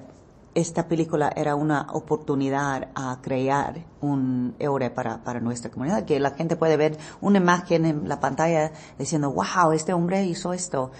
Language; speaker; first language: Spanish; early bilingual, heritage; English